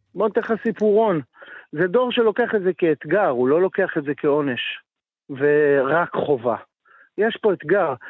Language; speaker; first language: Hebrew; native; Hebrew